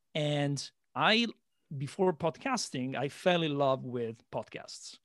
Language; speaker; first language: English; non-native, fluent; Italian